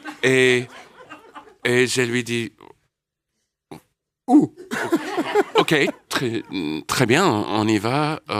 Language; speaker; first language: French; non-native, learner; English